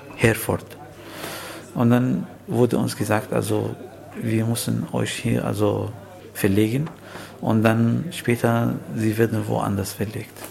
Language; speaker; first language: German; non-native, fluent; Arabic